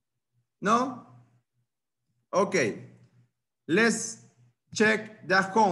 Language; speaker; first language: English; non-native, fluent; Spanish